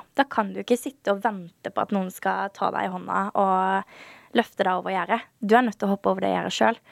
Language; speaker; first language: Norwegian; native; Norwegian